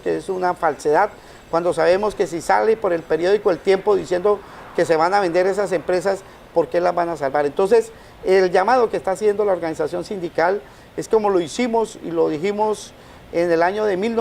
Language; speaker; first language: Spanish; native; Spanish